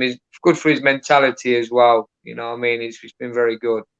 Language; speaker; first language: English; native; English